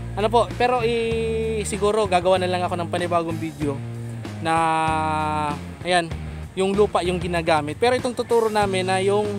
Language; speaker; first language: Filipino; non-native, local second language; Bikol